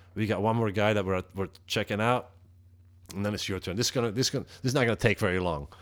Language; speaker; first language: English; non-native, fluent; Dutch